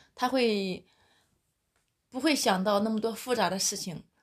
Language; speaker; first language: Chinese; native; Chinese